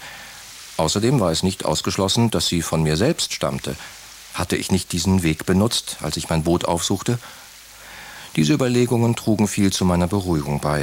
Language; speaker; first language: German; native; German